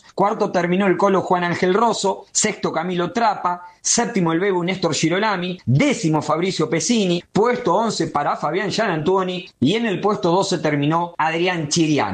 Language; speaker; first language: Spanish; native; Spanish